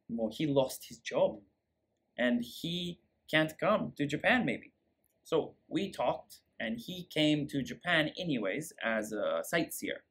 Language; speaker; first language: English; native; English